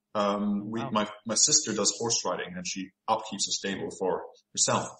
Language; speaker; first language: English; native; English